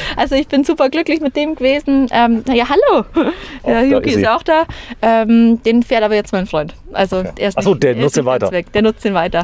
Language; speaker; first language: German; native; German